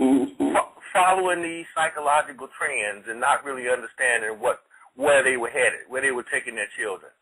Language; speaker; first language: English; native; English